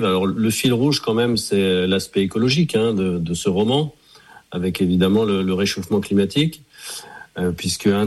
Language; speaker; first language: French; native; French